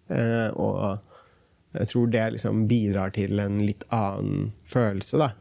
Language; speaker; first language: Norwegian; early bilingual, other home language; Kurdish